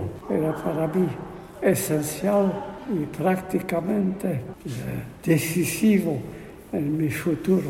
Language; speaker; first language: Spanish; non-native, fluent; Polish